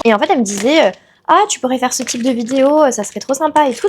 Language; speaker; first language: French; native; French